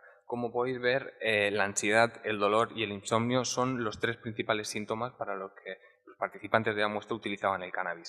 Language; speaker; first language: Spanish; native; Spanish